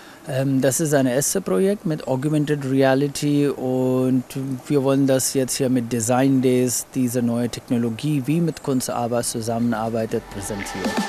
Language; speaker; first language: German; non-native, fluent; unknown